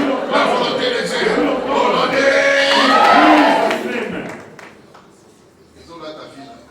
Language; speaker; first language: French; non-native, local second language; Lingala